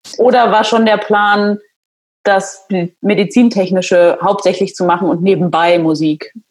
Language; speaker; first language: German; native; German